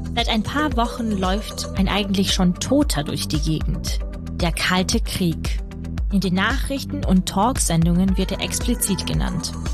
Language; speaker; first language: German; early bilingual, other home language; Russian